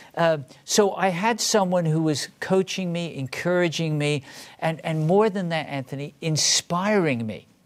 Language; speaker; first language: English; native; English